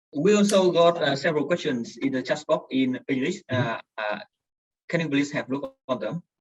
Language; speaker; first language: English; non-native, fluent; Vietnamese